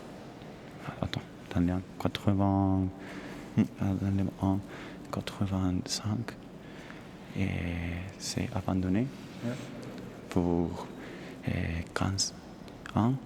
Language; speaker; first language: French; non-native, learner; Spanish